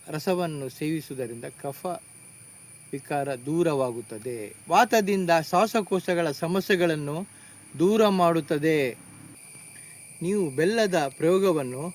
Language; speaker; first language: Kannada; non-native, local second language; Tulu